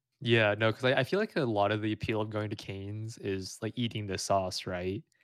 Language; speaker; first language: English; early bilingual, other home language; Vietnamese